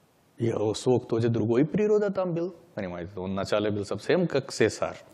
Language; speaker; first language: Russian; non-native, learner; Hindi